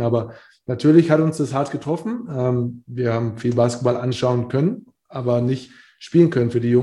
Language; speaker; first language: German; native; German